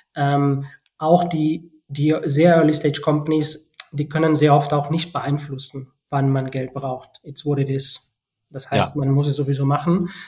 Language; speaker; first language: German; non-native, fluent; Spanish